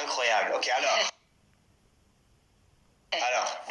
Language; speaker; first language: French; non-native, fluent; English